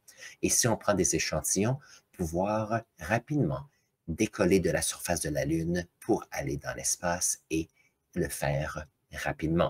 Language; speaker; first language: French; native; French